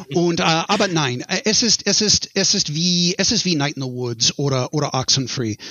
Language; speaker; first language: German; non-native, learner; English